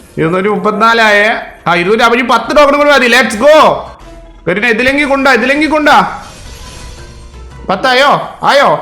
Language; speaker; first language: Malayalam; native; Malayalam